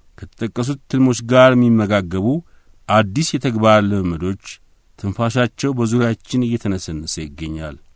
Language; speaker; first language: Amharic; native; Amharic